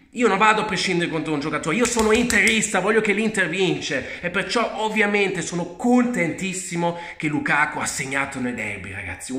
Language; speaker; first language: Italian; early bilingual, heritage; Italian